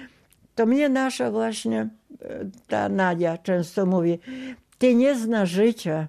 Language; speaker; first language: Polish; non-native, local second language; Ukrainian